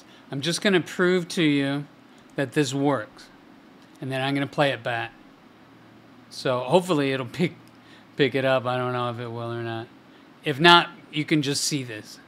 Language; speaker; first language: English; native; English